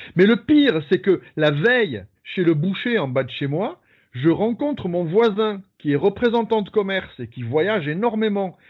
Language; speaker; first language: French; native; French